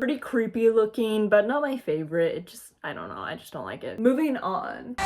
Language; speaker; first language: English; native; English